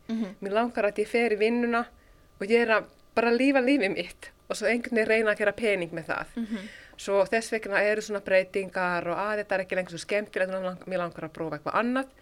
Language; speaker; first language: Icelandic; non-native, fluent; Finnish